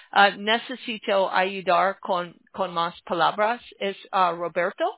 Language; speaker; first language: Spanish; non-native, learner; English